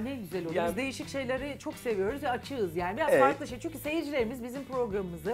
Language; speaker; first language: Turkish; native; Turkish